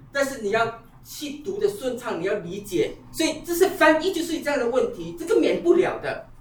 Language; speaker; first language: Chinese; native; Chinese